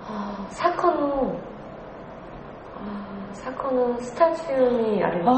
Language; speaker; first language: Japanese; non-native, learner; Korean